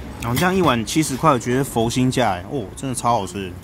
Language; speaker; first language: Chinese; native; Chinese